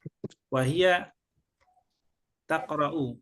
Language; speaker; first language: Arabic; non-native, fluent; Indonesian